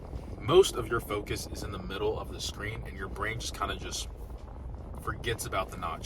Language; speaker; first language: English; native; English